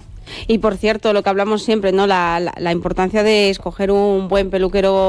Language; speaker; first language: Spanish; native; Spanish